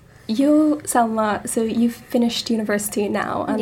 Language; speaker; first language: English; non-native, fluent; Italian